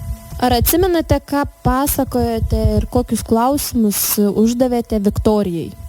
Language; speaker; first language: Lithuanian; native; Lithuanian